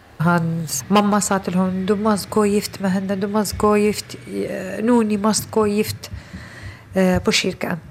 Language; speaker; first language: Swedish; non-native, fluent; Arabic